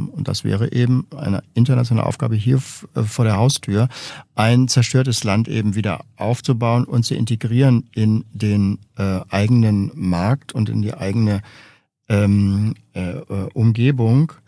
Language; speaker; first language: German; native; German